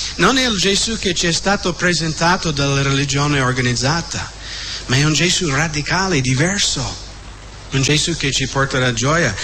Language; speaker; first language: Italian; non-native, fluent; English